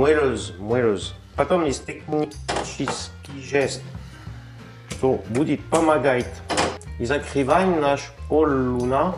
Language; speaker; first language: Russian; non-native, learner; French